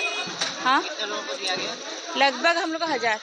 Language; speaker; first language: Hindi; non-native, local second language; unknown